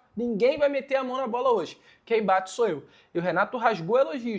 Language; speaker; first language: Portuguese; native; Portuguese